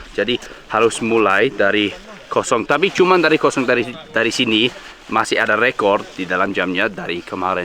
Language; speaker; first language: Indonesian; non-native, learner; English